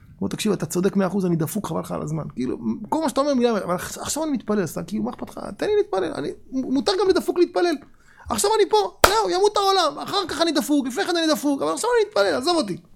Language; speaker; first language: Hebrew; native; Hebrew